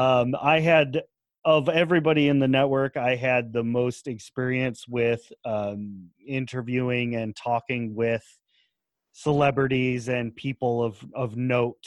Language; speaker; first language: English; native; English